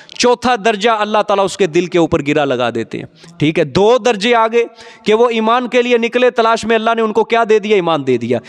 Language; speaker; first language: Urdu; non-native, local second language; Punjabi